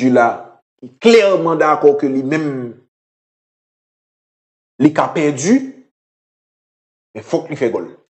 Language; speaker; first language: French; non-native, local second language; Haitian Creole